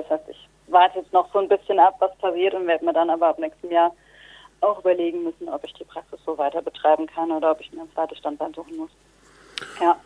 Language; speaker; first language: German; native; German